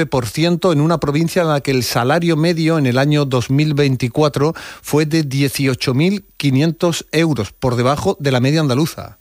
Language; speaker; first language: Spanish; native; Spanish